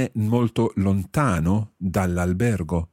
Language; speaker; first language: Italian; non-native, fluent; English